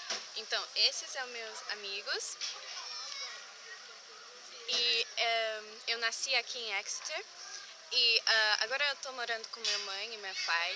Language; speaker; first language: Portuguese; early bilingual, heritage; English